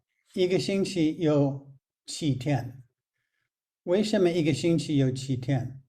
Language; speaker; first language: Chinese; non-native, fluent; English